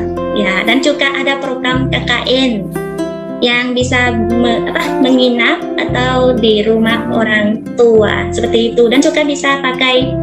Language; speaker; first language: Indonesian; non-native, fluent; Thai